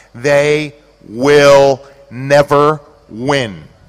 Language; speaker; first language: English; early bilingual, other home language; Greek